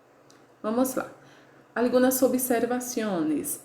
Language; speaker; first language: Spanish; non-native, learner; Portuguese